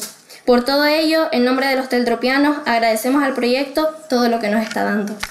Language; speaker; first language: Spanish; native; Spanish